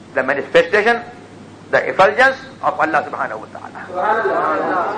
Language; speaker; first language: English; non-native, local second language; Urdu